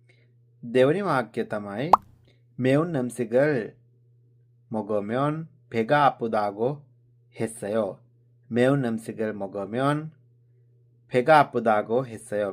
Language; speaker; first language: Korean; non-native, fluent; Sinhala